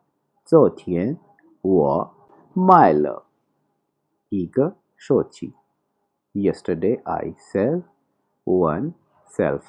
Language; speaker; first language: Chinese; non-native, fluent; Urdu